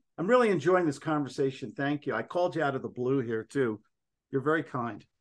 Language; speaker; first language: English; native; English